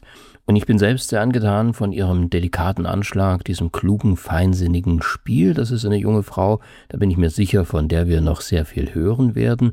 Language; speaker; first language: German; native; German